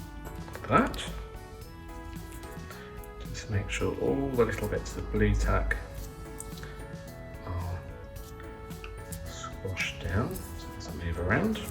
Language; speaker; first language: English; native; English